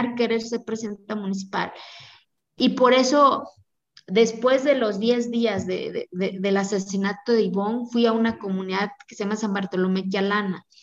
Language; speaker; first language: Spanish; non-native, local second language; Zapotec